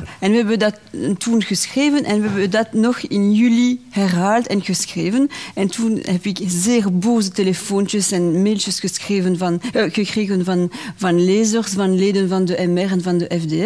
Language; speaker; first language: Dutch; non-native, local second language; French